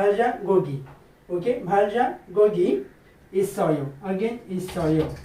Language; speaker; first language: Korean; non-native, learner; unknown